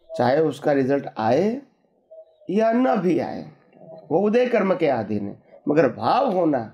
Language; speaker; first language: Hindi; non-native, local second language; Gujarati